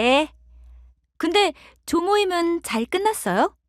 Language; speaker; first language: Korean; non-native, learner; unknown